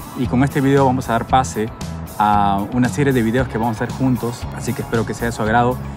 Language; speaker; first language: Spanish; native; Spanish